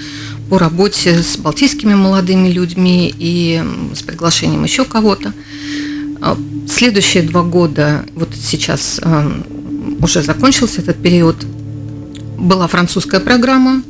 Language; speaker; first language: Russian; native; Russian